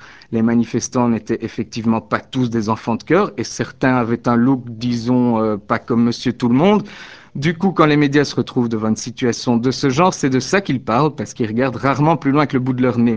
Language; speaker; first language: French; native; French